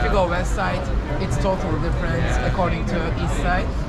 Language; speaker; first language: English; non-native, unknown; Turkish